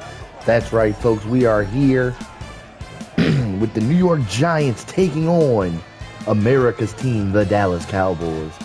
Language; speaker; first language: English; native; English